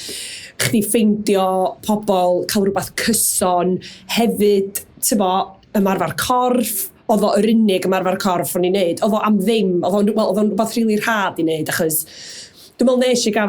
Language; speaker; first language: Welsh; native; Welsh